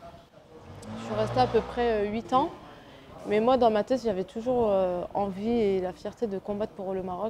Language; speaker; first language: French; early bilingual, other home language; Arabic